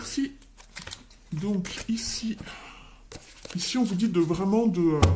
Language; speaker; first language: French; native; French